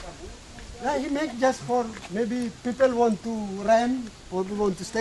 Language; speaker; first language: English; non-native, learner; Indonesian